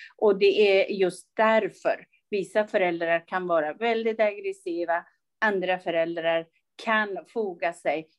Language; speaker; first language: Swedish; non-native, fluent; Persian